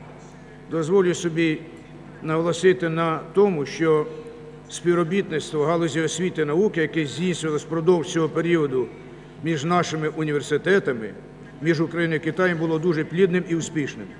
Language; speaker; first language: Ukrainian; native; Ukrainian